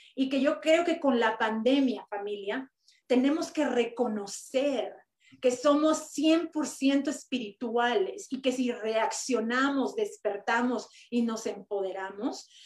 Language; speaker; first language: Spanish; native; Spanish